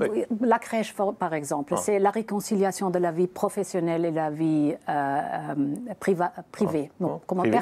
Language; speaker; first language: French; non-native, fluent; German